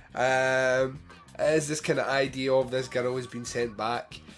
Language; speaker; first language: English; native; English